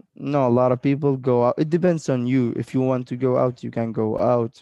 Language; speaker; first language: English; non-native, fluent; Arabic